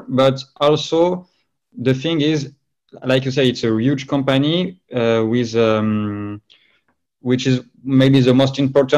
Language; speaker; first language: English; non-native, fluent; French